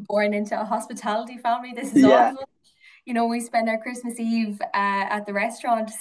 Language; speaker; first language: English; native; English